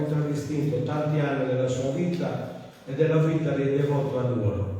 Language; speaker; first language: Italian; native; Italian